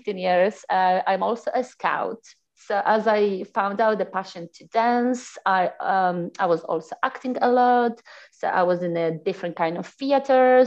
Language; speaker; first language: English; non-native, fluent; Polish